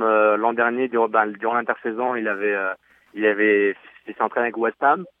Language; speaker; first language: French; native; French